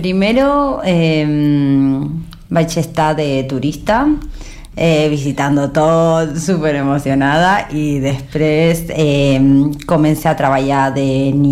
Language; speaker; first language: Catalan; non-native, learner; Spanish